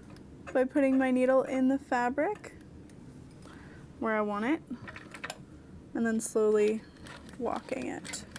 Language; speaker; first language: English; native; English